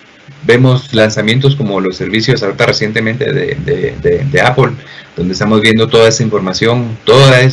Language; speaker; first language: Spanish; native; Spanish